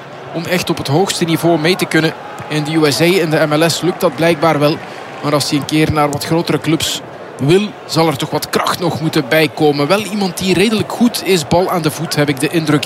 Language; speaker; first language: Dutch; native; Dutch